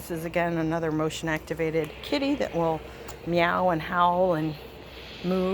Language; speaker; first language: English; native; English